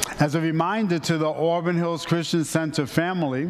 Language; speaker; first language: English; native; English